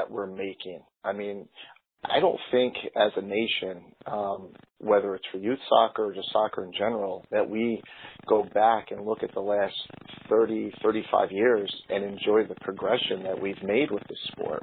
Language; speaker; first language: English; native; English